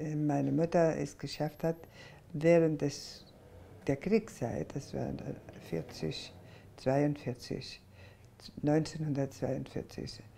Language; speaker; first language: German; non-native, fluent; Spanish